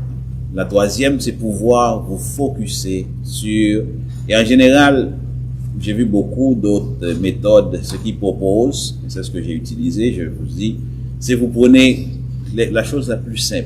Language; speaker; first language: French; native; French